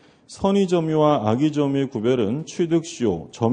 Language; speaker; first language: Korean; native; Korean